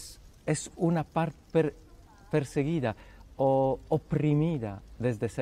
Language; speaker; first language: Catalan; non-native, fluent; Polish